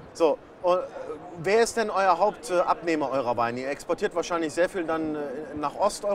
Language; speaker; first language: German; native; German